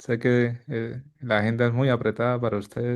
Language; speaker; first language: Spanish; native; Spanish